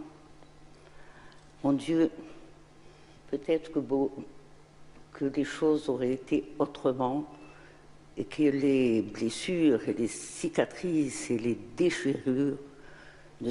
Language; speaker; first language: French; non-native, local second language; Arabic